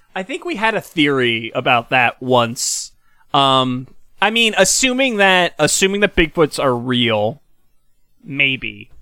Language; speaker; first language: English; native; English